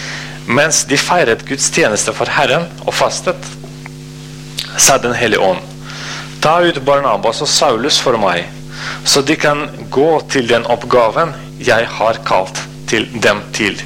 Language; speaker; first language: Norwegian; non-native, fluent; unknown